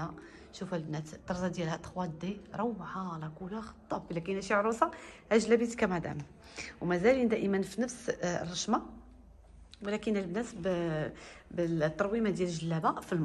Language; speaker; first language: Arabic; native; Arabic